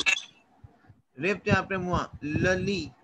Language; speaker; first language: French; non-native, learner; Hindi